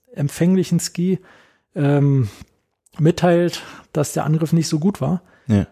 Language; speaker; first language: German; native; German